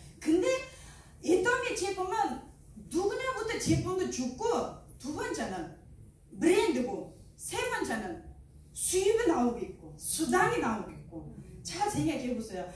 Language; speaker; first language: Korean; non-native, learner; Uzbek